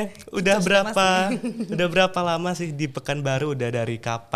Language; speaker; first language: Indonesian; native; Indonesian